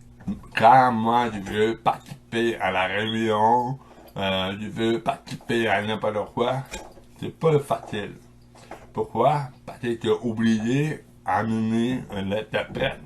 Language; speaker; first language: French; non-native, local second language; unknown